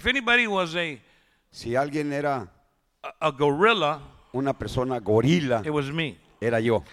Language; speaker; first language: Spanish; early bilingual, heritage; English